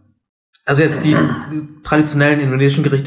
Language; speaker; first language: German; native; German